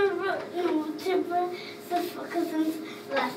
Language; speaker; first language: Romanian; early bilingual, heritage; English